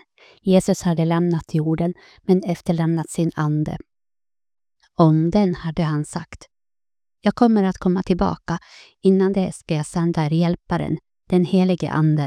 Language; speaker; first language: Swedish; native; Swedish